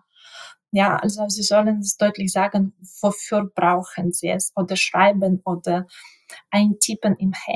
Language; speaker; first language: German; non-native, fluent; Ukrainian